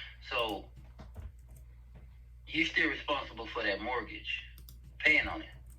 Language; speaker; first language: English; native; English